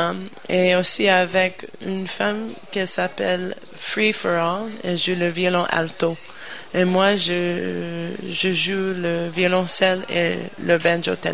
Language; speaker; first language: French; non-native, learner; English